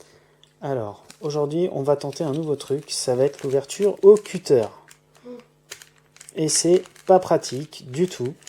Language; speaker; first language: French; native; French